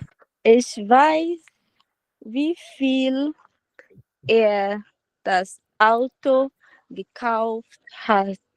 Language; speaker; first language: German; non-native, learner; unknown